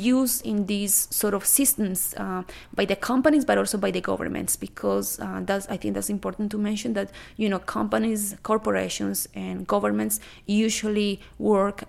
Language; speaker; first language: English; non-native, fluent; Spanish